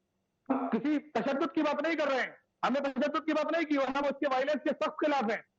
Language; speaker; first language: Hindi; native; Hindi